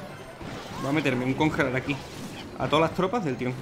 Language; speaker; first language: Spanish; native; Spanish